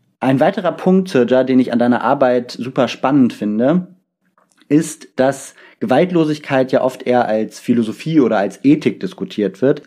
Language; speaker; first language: German; native; German